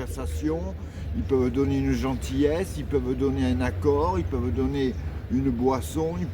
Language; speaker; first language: French; native; French